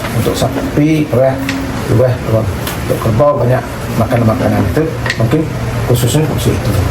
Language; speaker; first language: Malay; non-native, local second language; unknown